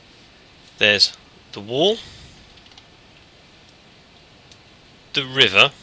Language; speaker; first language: English; native; English